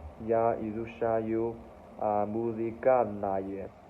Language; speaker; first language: Russian; non-native, learner; Chinese